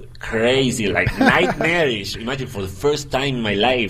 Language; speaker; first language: English; non-native, fluent; Spanish